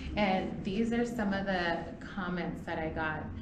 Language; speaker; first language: English; native; English